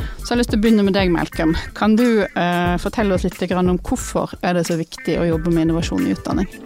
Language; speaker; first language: Norwegian; native; Norwegian